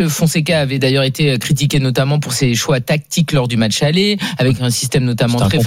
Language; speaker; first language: French; native; French